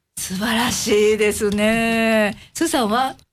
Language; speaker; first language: Japanese; native; Japanese